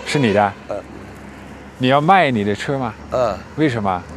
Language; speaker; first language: Chinese; non-native, fluent; Dutch